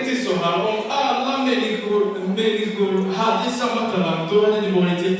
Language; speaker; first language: Swedish; non-native, fluent; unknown